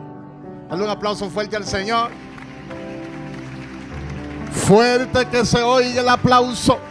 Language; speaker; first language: Spanish; native; Spanish